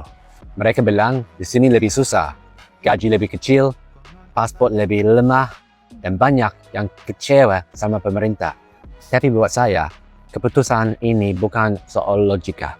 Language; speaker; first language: Indonesian; non-native, fluent; English